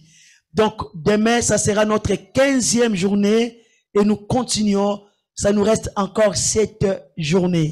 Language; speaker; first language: French; non-native, local second language; Lingala